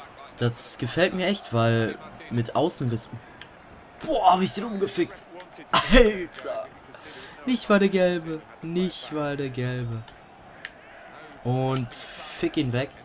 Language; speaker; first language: German; native; German